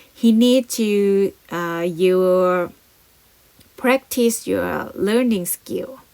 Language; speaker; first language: English; non-native, learner; Thai